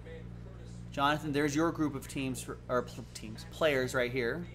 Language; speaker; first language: English; native; English